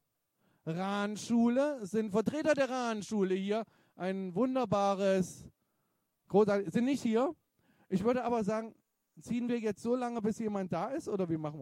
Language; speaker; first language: German; native; German